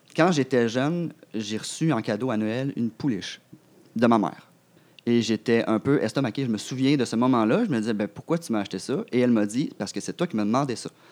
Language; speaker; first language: French; native; French